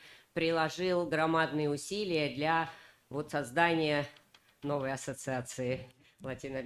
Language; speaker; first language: Russian; native; Russian